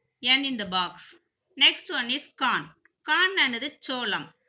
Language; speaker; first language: English; non-native, local second language; Tamil